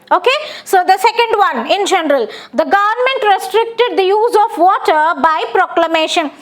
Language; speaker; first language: English; non-native, local second language; Telugu